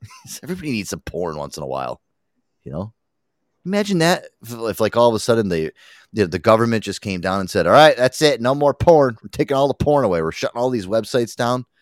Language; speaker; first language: English; native; English